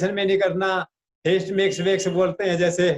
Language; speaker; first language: Hindi; native; Hindi